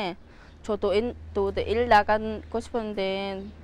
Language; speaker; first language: Korean; non-native, learner; Khmer